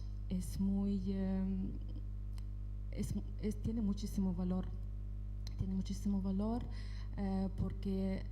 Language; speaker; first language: Spanish; non-native, fluent; Ukrainian